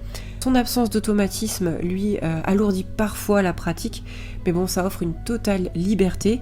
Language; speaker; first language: French; native; French